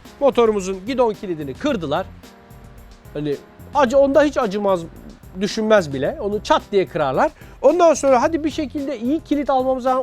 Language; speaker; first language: Turkish; native; Turkish